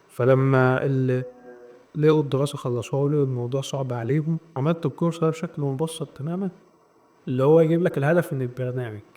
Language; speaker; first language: Arabic; native; Arabic